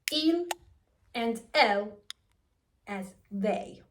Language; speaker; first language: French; non-native, fluent; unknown